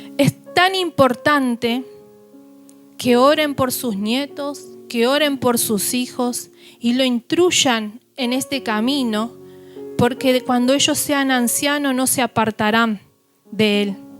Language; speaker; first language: Spanish; native; Spanish